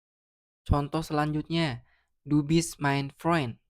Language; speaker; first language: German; non-native, learner; Indonesian